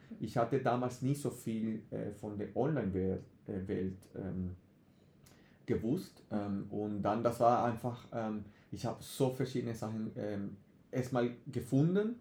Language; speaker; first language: German; non-native, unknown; Spanish